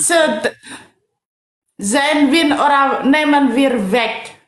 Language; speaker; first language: German; non-native, learner; Indonesian